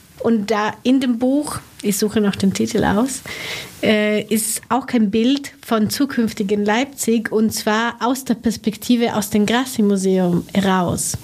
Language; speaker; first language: German; non-native, fluent; Italian